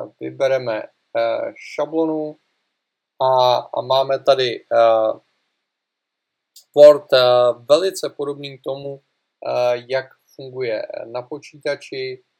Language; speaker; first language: Czech; native; Czech